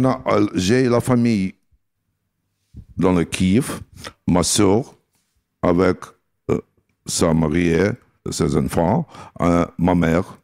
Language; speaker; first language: French; non-native, learner; Russian